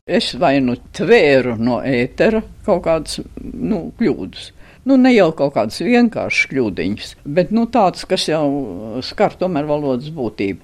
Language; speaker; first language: Latvian; native; Latvian